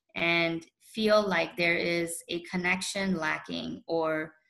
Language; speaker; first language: English; early bilingual, other home language; Urdu